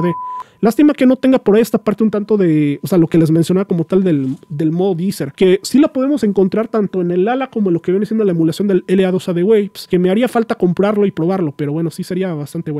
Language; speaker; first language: Spanish; native; Spanish